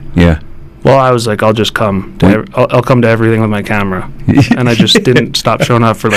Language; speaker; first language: English; native; English